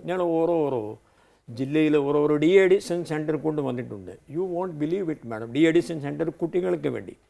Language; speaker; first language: Malayalam; non-native, fluent; Hindi